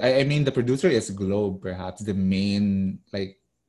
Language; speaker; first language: English; non-native, local second language; Cebuano